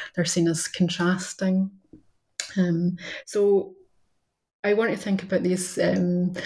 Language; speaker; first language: English; native; English